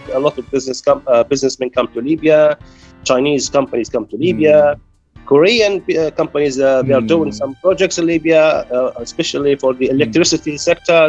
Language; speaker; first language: English; non-native, fluent; Arabic